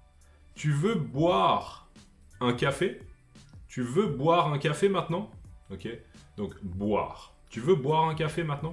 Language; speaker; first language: French; native; French